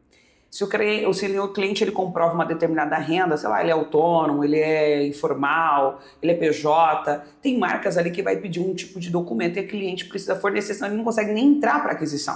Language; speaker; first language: Portuguese; native; Portuguese